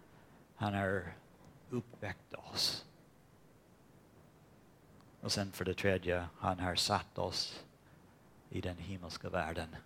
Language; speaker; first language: Swedish; non-native, fluent; English